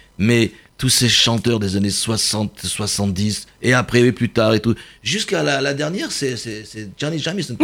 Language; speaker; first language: French; native; French